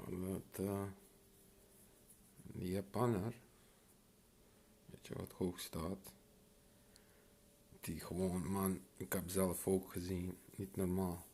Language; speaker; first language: Dutch; non-native, local second language; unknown